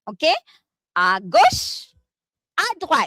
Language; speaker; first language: French; non-native, fluent; Malay